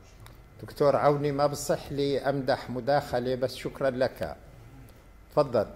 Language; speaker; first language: Arabic; native; Arabic